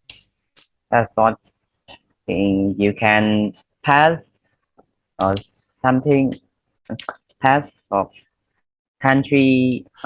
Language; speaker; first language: English; non-native, learner; Vietnamese